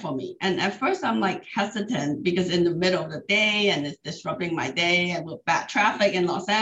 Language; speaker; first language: English; non-native, local second language; Cantonese